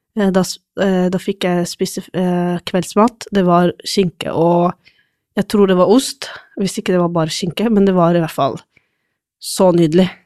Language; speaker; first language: Norwegian; non-native, fluent; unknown